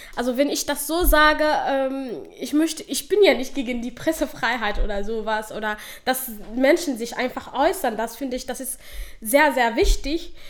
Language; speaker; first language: German; non-native, fluent; Somali